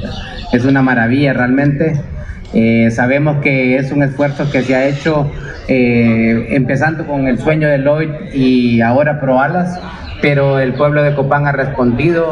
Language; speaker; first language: Spanish; native; Spanish